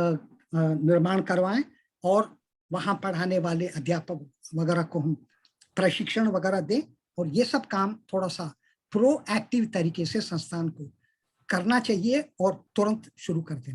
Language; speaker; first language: Hindi; native; Hindi